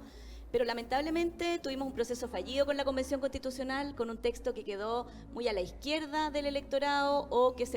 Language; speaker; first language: Spanish; native; Spanish